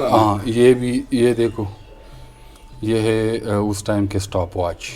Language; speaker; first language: Urdu; non-native, local second language; Pashto